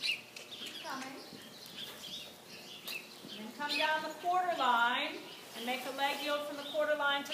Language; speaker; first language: English; native; English